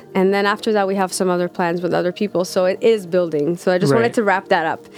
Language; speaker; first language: English; non-native, fluent; Hebrew